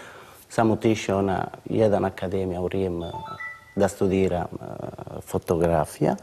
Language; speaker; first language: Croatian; non-native, learner; Italian